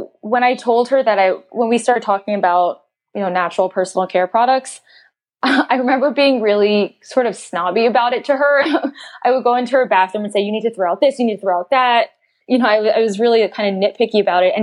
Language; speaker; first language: English; native; English